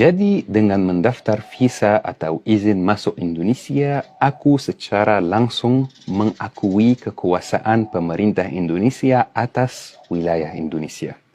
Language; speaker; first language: Indonesian; non-native, fluent; Arabic